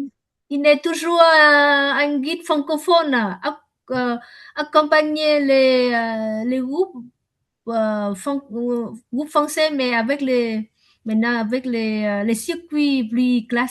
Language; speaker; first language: French; non-native, learner; Vietnamese